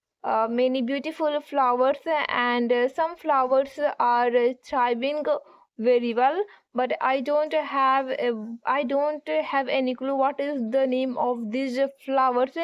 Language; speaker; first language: English; non-native, learner; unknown